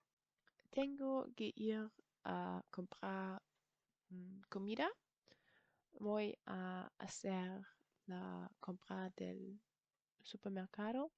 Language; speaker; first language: Spanish; non-native, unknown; German